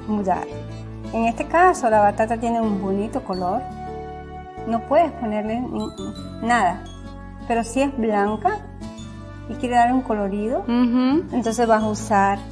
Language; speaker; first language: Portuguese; non-native, learner; Spanish